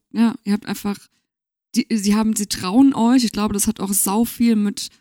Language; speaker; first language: German; native; German